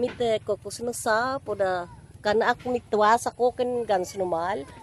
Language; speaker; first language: German; non-native, learner; Waray